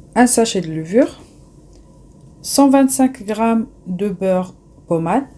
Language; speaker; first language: French; non-native, local second language; Arabic